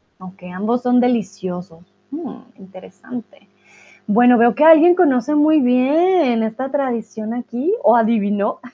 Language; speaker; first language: Spanish; native; Spanish